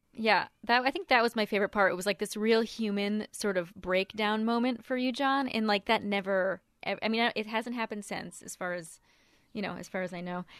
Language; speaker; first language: English; native; English